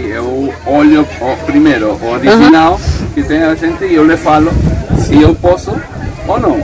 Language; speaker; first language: Portuguese; non-native, learner; Spanish